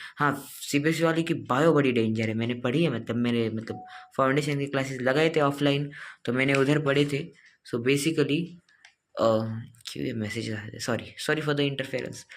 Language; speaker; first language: Hindi; non-native, local second language; Marathi